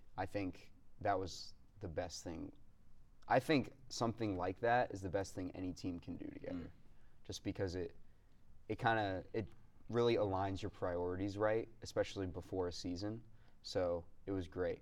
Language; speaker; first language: English; native; English